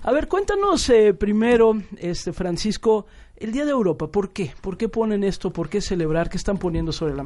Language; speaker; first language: Spanish; native; Spanish